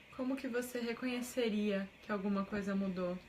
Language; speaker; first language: Portuguese; native; Portuguese